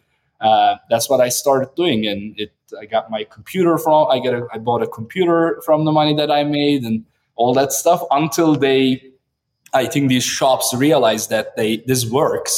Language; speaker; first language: English; non-native, fluent; Turkish